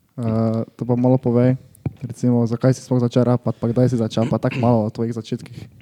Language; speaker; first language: Slovenian; native; Slovenian